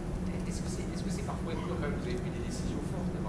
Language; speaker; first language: French; native; French